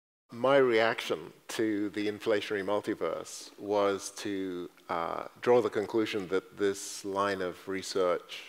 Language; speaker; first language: English; native; English